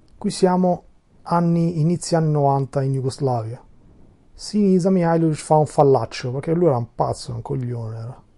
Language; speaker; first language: Italian; non-native, fluent; Albanian